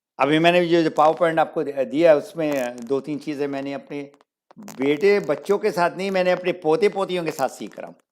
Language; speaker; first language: Urdu; native; Urdu